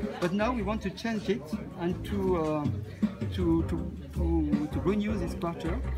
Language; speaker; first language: English; non-native, fluent; French